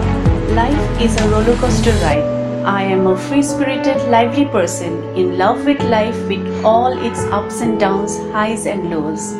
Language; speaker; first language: English; non-native, local second language; Assamese